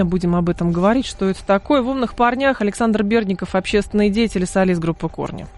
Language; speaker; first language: Russian; native; Russian